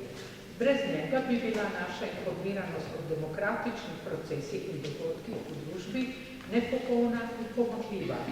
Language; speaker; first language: Slovenian; native; Slovenian